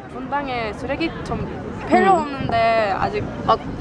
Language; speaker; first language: Korean; non-native, learner; English